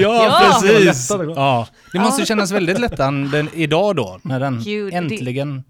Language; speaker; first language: Swedish; native; Swedish